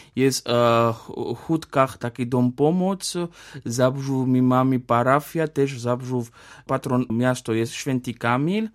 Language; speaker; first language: Polish; non-native, learner; Georgian